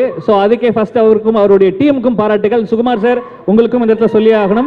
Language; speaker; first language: Tamil; native; Tamil